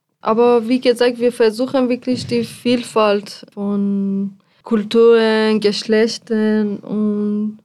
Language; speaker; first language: German; non-native, fluent; Persian